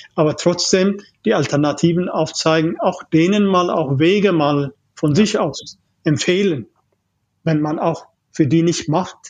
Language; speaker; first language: German; non-native, fluent; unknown